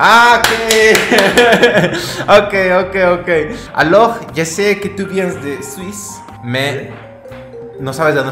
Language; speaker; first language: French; non-native, learner; Spanish